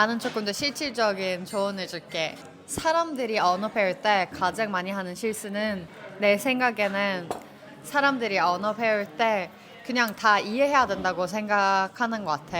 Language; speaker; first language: Korean; non-native, fluent; Norwegian